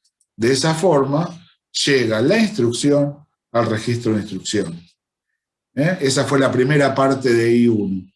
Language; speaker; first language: Spanish; native; Spanish